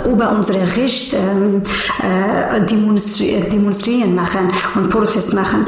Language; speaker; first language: German; non-native, learner; Persian